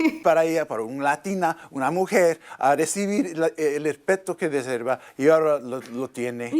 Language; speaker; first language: Spanish; non-native, learner; English